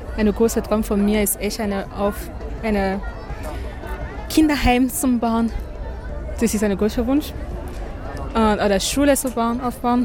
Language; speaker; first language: German; non-native, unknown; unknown